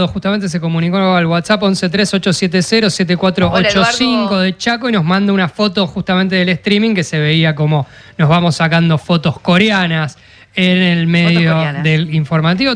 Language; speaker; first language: Spanish; native; Spanish